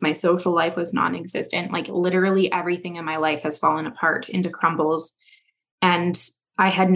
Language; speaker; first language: English; native; English